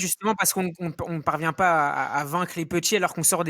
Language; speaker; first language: French; native; French